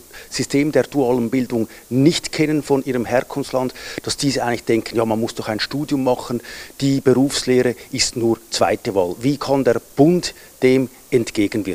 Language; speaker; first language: German; native; German